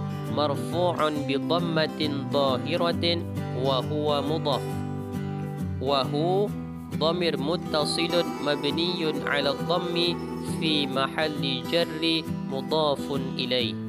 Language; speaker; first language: Arabic; non-native, fluent; Indonesian